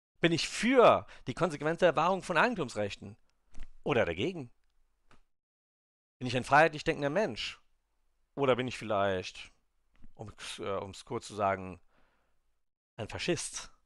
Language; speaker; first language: German; native; German